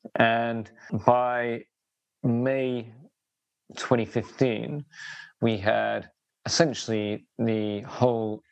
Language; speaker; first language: English; native; English